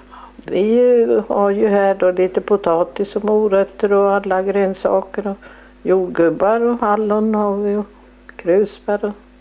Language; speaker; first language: Swedish; native; Swedish